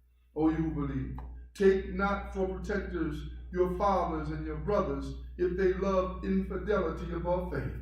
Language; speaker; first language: English; native; English